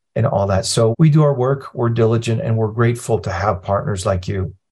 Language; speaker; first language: English; early bilingual, other home language; Arabic